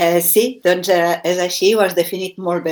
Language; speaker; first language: Catalan; non-native, fluent; Czech